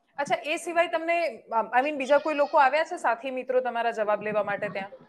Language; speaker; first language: Gujarati; native; Gujarati